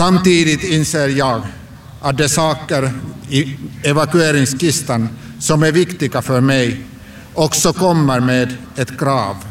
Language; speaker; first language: Swedish; non-native, local second language; Finnish